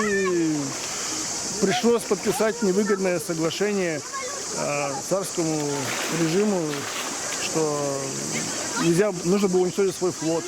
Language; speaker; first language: Russian; native; Russian